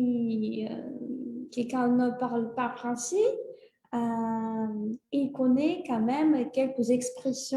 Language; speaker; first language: French; non-native, fluent; Russian